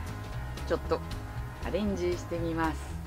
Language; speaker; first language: Japanese; native; Japanese